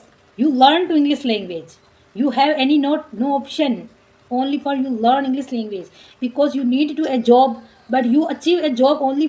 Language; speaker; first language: English; non-native, learner; Marwari